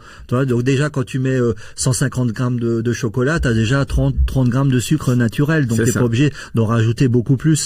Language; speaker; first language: French; native; French